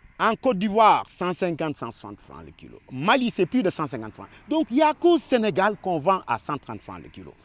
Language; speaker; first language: French; non-native, local second language; Wolof